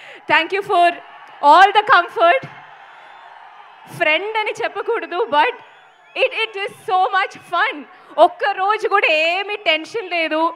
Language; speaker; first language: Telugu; non-native, fluent; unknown